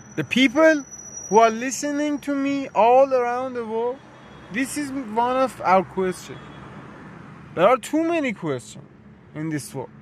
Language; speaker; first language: English; non-native, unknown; Persian